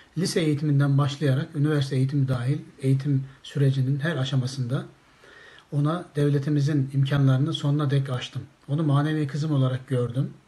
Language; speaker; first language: Turkish; native; Turkish